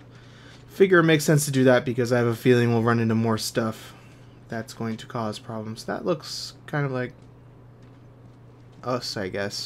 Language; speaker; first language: English; native; English